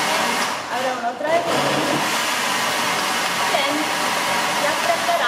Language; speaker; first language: Spanish; non-native, learner; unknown